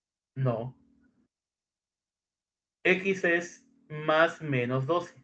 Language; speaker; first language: Spanish; native; Spanish